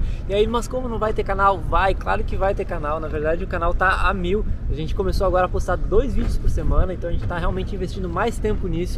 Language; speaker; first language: Portuguese; native; Portuguese